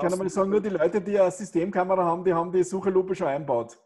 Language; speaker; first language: German; native; German